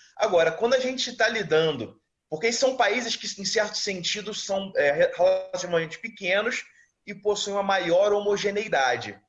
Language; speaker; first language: Portuguese; native; Portuguese